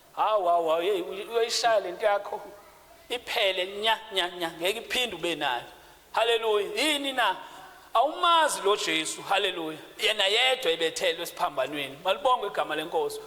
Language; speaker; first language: Zulu; native; Zulu